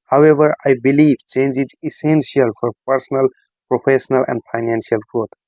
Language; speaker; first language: English; non-native, local second language; Nepali